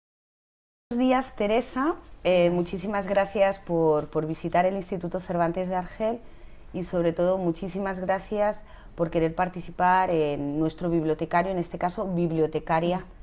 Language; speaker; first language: Spanish; native; Spanish